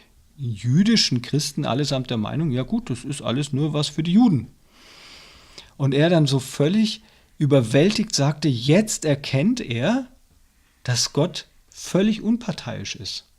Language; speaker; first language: German; native; German